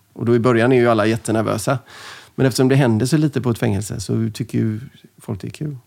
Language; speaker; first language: Swedish; native; Swedish